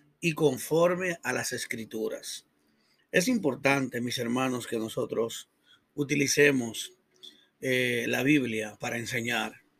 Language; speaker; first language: Spanish; native; Spanish